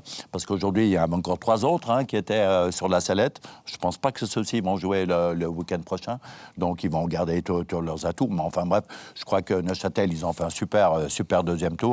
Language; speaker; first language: French; native; French